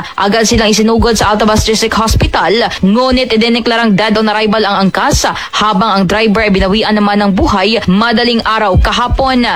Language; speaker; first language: Filipino; non-native, local second language; Aklanon